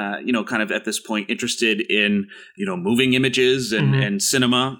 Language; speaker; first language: English; native; English